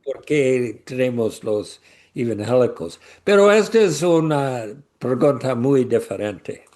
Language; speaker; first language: Spanish; non-native, learner; English